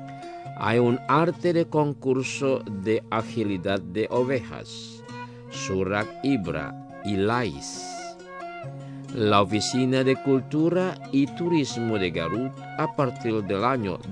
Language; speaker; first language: Spanish; non-native, fluent; Indonesian